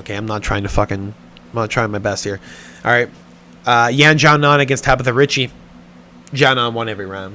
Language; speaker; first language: English; native; English